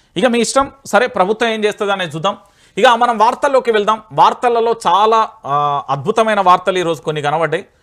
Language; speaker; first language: Telugu; native; Telugu